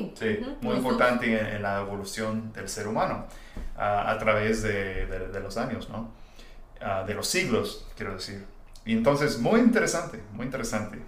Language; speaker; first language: Spanish; non-native, fluent; English